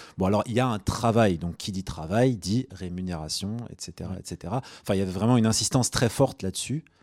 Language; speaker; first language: French; early bilingual, other home language; Arabic